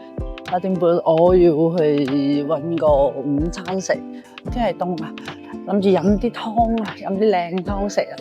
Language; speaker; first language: Chinese; non-native, local second language; Hakka Chinese